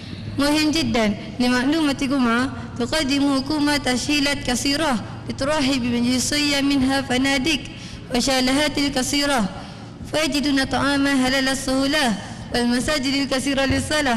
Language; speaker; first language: Arabic; non-native, learner; Malay